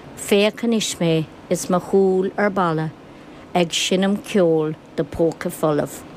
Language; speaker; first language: Irish; non-native, local second language; English